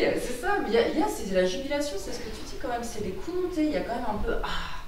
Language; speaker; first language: French; native; French